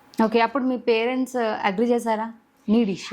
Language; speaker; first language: Telugu; native; Telugu